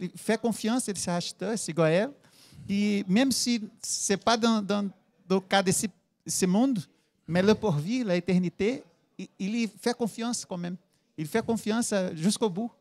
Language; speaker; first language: French; non-native, learner; Portuguese